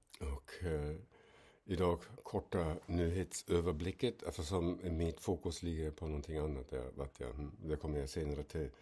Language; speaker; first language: Swedish; non-native, fluent; German